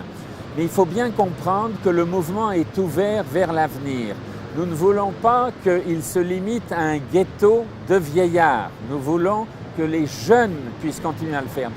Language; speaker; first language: French; native; French